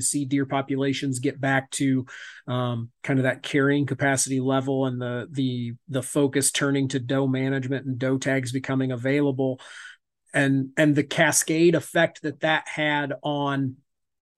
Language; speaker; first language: English; native; English